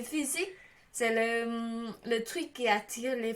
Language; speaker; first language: French; non-native, learner; Khmer